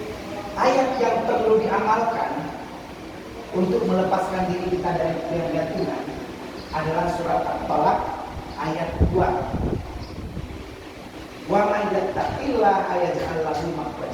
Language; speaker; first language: Indonesian; non-native, local second language; Achinese